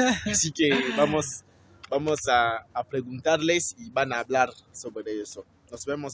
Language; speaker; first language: Spanish; non-native, fluent; French